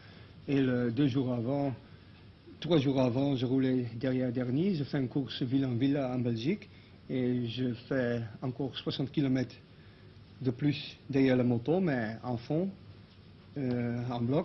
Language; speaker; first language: French; non-native, local second language; Dutch